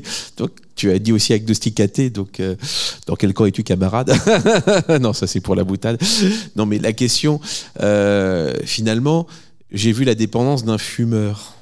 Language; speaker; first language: French; native; French